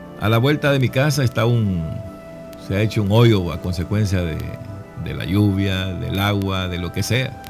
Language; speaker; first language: Spanish; native; Spanish